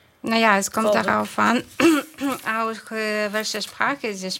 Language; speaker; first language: German; non-native, fluent; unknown